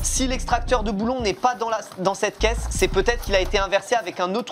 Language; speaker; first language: French; native; French